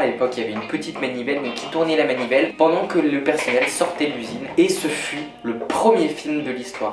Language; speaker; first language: French; native; French